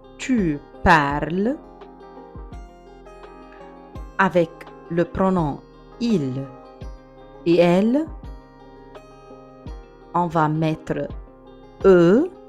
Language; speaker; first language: French; non-native, fluent; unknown